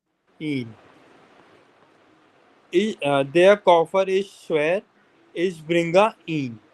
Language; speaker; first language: German; non-native, learner; Hindi